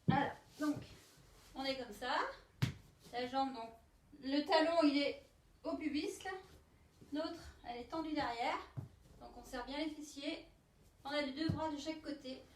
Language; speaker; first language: French; native; French